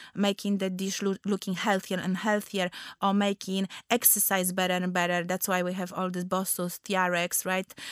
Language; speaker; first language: English; non-native, fluent; Polish